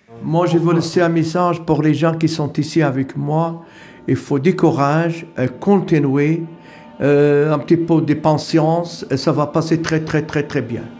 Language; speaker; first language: French; non-native, learner; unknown